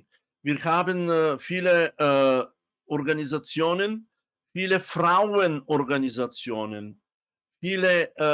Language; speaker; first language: German; non-native, fluent; Romany